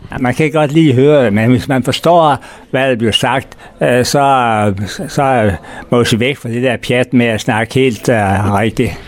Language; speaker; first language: Danish; native; Danish